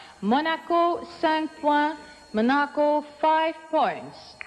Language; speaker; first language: English; non-native, fluent; Dutch